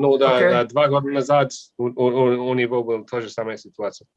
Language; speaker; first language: Russian; non-native, fluent; English